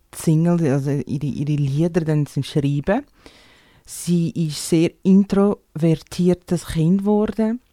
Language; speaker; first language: German; non-native, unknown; Portuguese